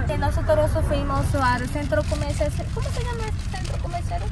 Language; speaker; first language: Spanish; non-native, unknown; Japanese